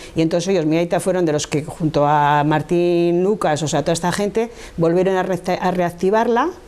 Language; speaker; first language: Spanish; native; Spanish